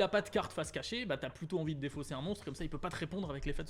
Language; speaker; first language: French; native; French